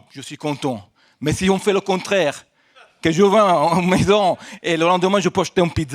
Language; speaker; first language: French; non-native, fluent; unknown